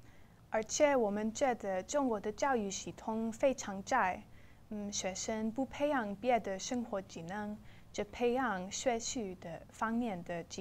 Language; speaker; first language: Chinese; non-native, learner; English